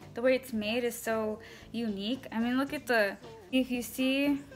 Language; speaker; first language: English; native; English